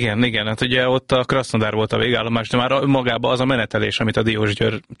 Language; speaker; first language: Hungarian; native; Hungarian